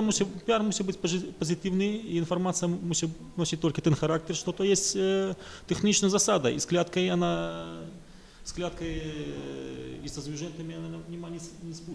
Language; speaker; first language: Polish; non-native, fluent; Russian